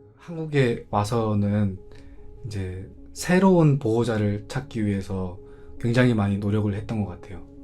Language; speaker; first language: Korean; native; Korean